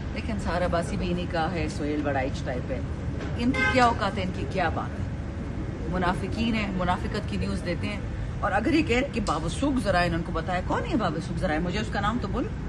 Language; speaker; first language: Urdu; non-native, local second language; Pashto